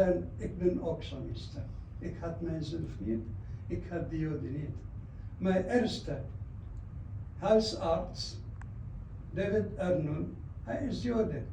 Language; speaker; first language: Dutch; non-native, fluent; Arabic